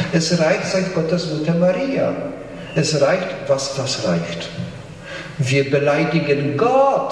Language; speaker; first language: German; non-native, fluent; Polish